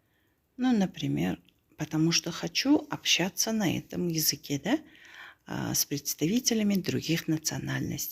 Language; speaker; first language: Russian; non-native, local second language; Kazakh